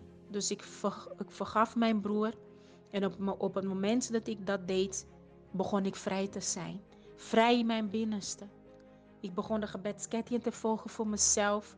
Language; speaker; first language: Dutch; non-native, fluent; Portuguese